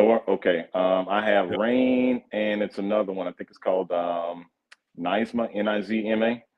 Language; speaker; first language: English; native; English